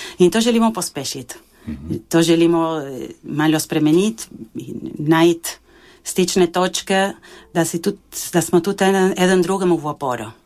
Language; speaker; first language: Slovenian; early bilingual, heritage; Slovenian